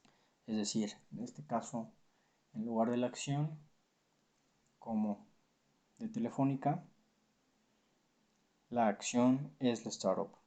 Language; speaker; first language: Spanish; native; Spanish